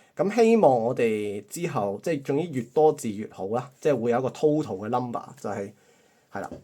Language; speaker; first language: Cantonese; native; Cantonese